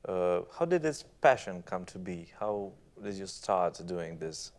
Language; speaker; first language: English; non-native, fluent; Romanian